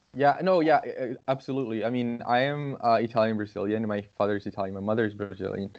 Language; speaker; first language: English; non-native, fluent; Portuguese